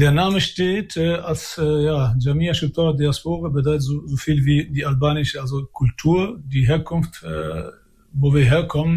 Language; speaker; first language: German; early bilingual, other home language; Albanian